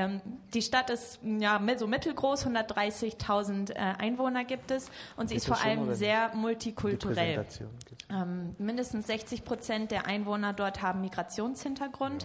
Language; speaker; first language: German; native; German